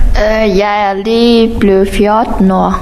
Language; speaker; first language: Danish; non-native, fluent; Vietnamese